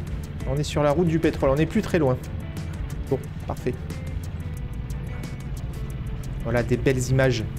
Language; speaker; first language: French; native; French